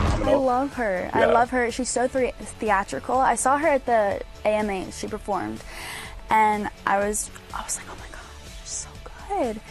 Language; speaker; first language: English; native; English